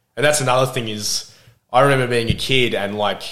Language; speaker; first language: English; native; English